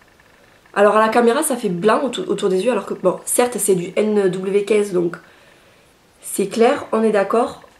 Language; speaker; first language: French; native; French